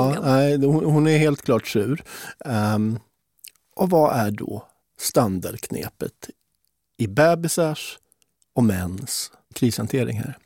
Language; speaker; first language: Swedish; native; Swedish